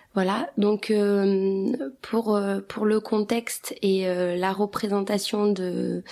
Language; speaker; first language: French; early bilingual, other home language; Albanian